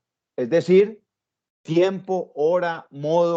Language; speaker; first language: Spanish; native; Spanish